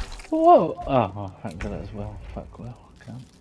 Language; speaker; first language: English; native; English